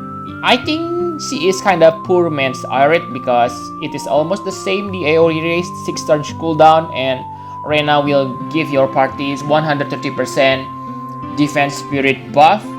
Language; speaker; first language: English; non-native, fluent; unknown